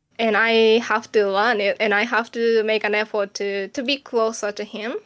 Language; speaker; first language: English; non-native, fluent; Japanese